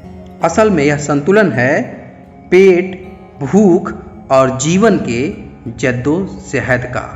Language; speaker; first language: Hindi; native; Hindi